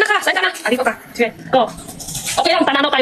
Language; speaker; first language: Filipino; non-native, learner; Chinese